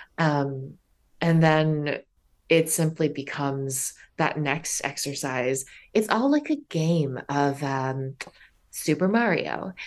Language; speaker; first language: English; early bilingual, other home language; Chinese